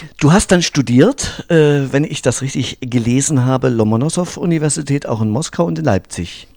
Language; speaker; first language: German; native; German